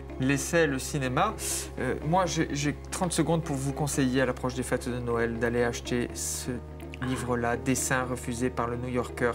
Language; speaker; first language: French; native; French